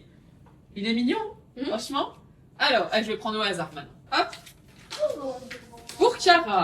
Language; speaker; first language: French; native; French